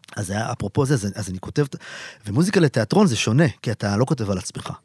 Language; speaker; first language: Hebrew; native; Hebrew